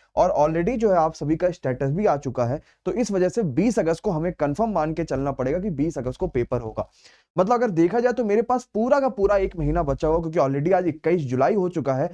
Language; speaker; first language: Hindi; native; Hindi